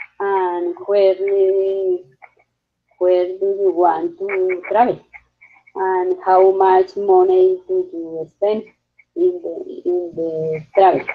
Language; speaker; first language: English; non-native, learner; Spanish